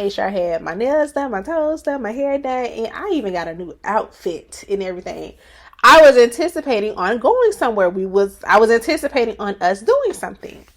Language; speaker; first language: English; native; English